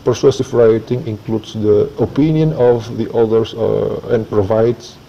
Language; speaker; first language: English; non-native, fluent; Indonesian